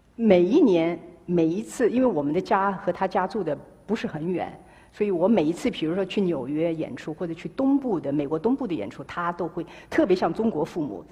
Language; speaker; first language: Chinese; native; Chinese